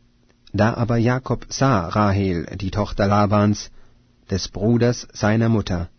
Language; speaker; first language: German; native; German